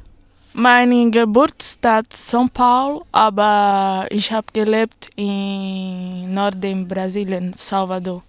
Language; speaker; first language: German; non-native, learner; Portuguese